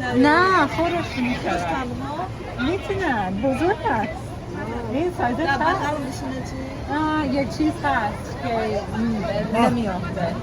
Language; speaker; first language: Persian; non-native, learner; English